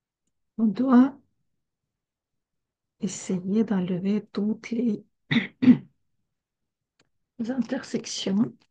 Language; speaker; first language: French; non-native, fluent; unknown